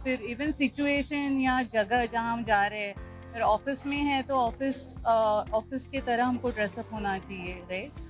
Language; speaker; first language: Hindi; non-native, local second language; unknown